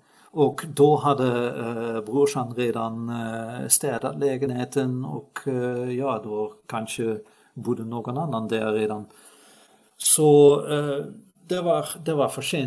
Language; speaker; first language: Swedish; non-native, fluent; Dutch